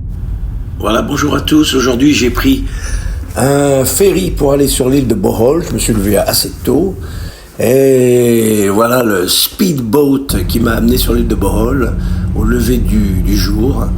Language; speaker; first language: French; native; French